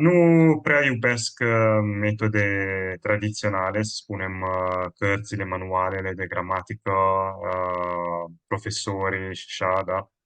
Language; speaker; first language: Romanian; non-native, fluent; Italian